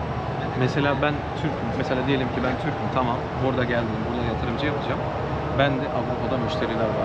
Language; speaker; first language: Turkish; non-native, fluent; Bangla